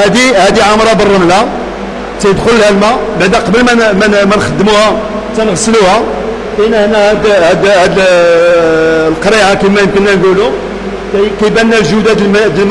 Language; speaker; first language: Arabic; native; Arabic